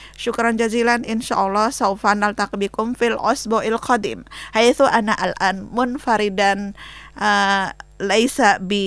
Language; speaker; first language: Arabic; non-native, fluent; Indonesian